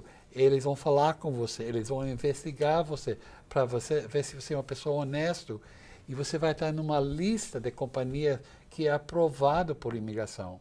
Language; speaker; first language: Portuguese; non-native, fluent; English